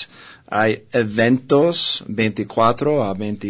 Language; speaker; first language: Spanish; non-native, learner; English